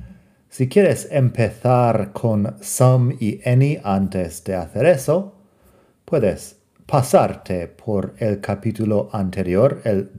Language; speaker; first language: Spanish; non-native, fluent; English